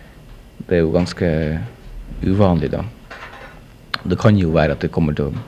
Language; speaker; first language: Norwegian; native; Norwegian